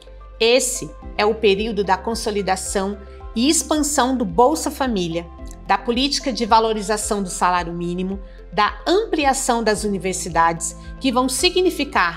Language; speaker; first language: Portuguese; native; Portuguese